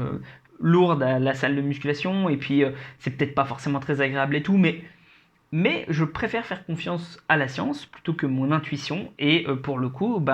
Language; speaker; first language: French; native; French